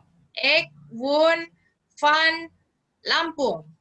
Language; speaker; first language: Dutch; non-native, learner; Indonesian